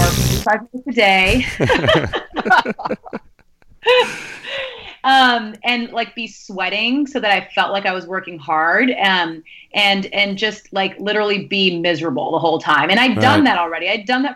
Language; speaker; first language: English; native; English